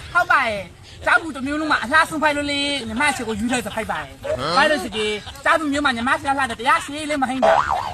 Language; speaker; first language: Burmese; native; Burmese